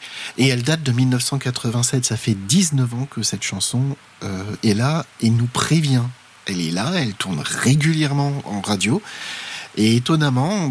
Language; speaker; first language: French; native; French